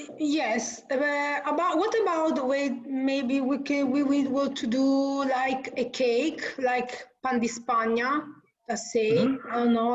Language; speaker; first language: English; non-native, fluent; Italian